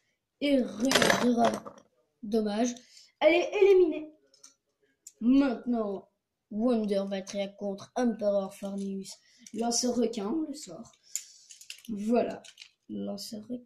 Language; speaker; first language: French; native; French